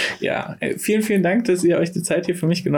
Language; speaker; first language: German; native; German